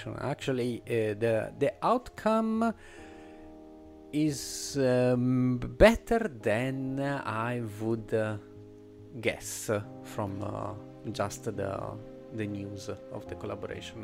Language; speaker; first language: English; non-native, fluent; Italian